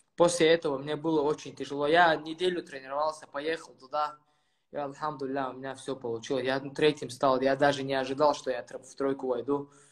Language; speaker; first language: Russian; non-native, local second language; Chechen